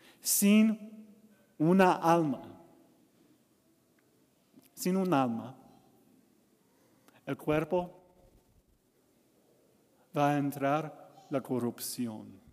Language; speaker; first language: Spanish; non-native, learner; English